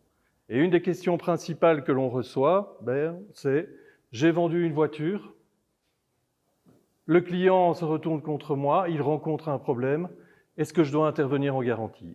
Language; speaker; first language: French; native; French